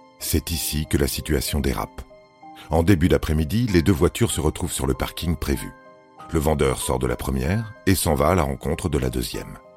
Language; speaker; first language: French; native; French